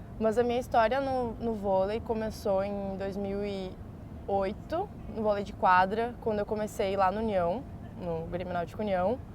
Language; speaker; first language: Portuguese; native; Portuguese